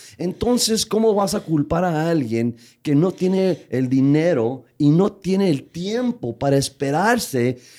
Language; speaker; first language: Spanish; native; Spanish